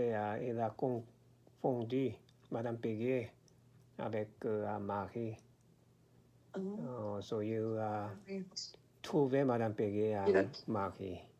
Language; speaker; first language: French; non-native, learner; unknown